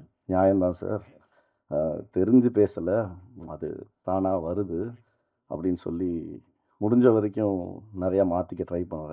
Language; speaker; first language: Tamil; native; Tamil